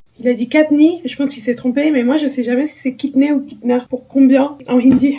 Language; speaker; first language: French; native; French